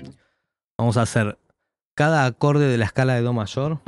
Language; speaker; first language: Spanish; native; Spanish